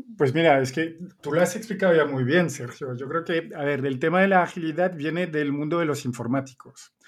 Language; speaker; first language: Spanish; non-native, fluent; French